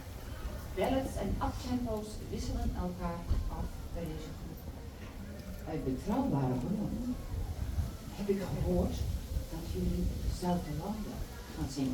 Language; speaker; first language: Dutch; native; Dutch